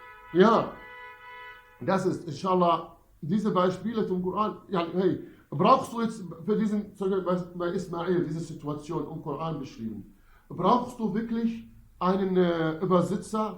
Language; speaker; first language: German; non-native, fluent; Arabic